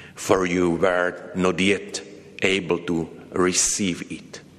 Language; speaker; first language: English; non-native, learner; Slovak